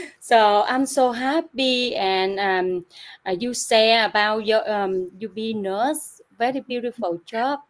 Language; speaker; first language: English; non-native, learner; Vietnamese